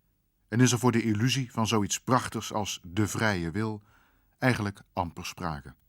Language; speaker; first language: Dutch; native; Dutch